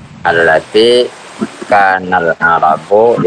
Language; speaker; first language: Arabic; non-native, learner; Indonesian